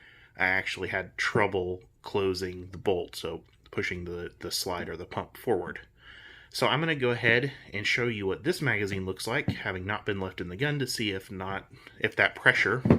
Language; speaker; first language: English; native; English